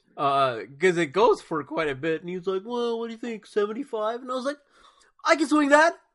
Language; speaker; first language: English; native; English